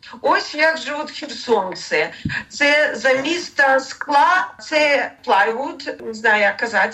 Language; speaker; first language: Ukrainian; non-native, learner; Russian